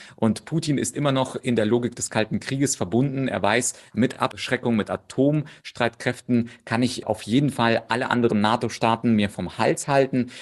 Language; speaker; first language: German; early bilingual, other home language; Russian